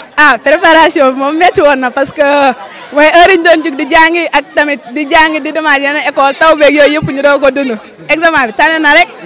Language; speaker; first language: Wolof; native; Wolof